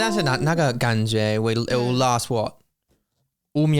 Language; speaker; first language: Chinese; non-native, learner; English